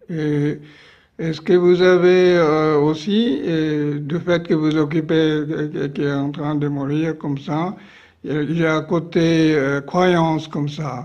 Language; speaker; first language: French; non-native, fluent; Japanese